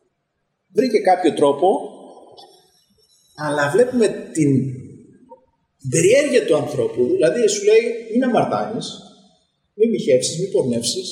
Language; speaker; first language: Greek; native; Greek